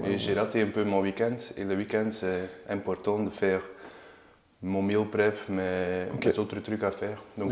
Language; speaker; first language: French; non-native, learner; Dutch